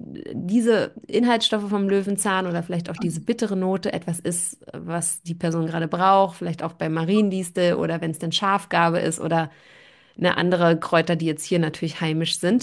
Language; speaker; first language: German; native; German